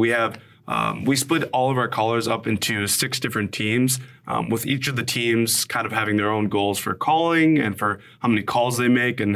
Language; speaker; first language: English; native; English